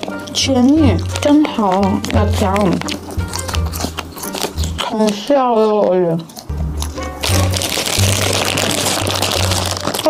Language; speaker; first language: Chinese; non-native, learner; Korean